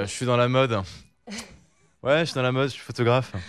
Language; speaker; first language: French; native; French